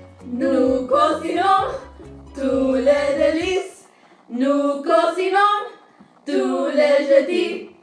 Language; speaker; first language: French; non-native, learner; Spanish